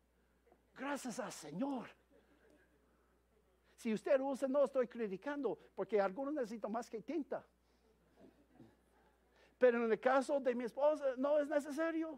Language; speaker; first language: Spanish; non-native, fluent; English